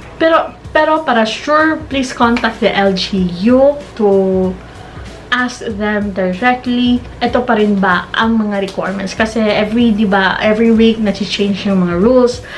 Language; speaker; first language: Filipino; non-native, local second language; Cebuano